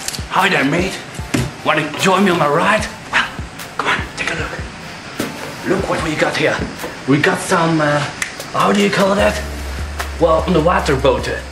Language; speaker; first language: English; non-native, learner; Dutch